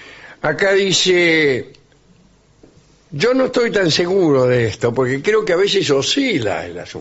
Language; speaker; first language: Spanish; native; Spanish